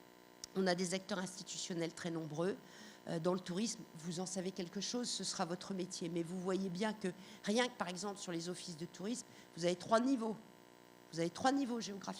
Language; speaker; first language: French; native; French